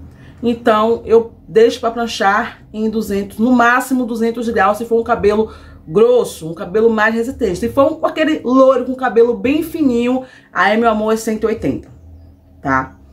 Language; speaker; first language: Portuguese; native; Portuguese